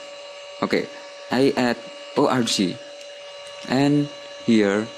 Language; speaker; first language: English; non-native, learner; Indonesian